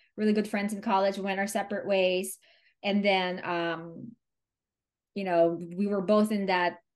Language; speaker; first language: English; non-native, local second language; Filipino